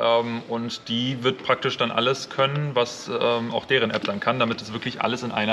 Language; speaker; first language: German; native; German